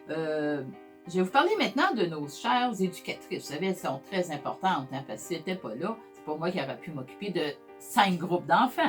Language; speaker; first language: French; native; French